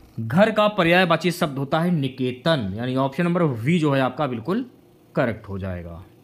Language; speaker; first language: Hindi; native; Hindi